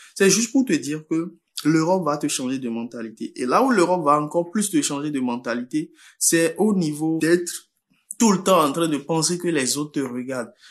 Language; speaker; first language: French; non-native, local second language; Fon